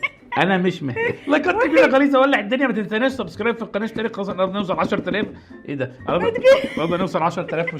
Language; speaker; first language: Arabic; native; Arabic